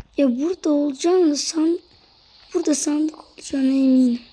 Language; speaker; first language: Turkish; native; Turkish